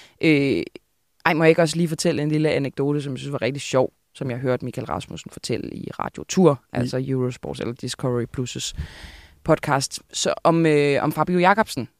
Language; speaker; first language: Danish; native; Danish